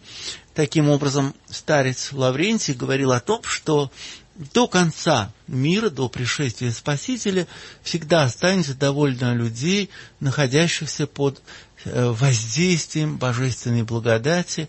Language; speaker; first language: Russian; native; Russian